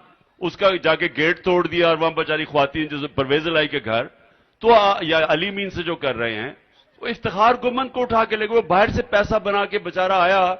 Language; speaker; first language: Urdu; native; Urdu